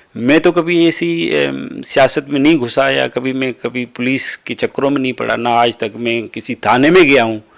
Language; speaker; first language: Urdu; non-native, local second language; Sindhi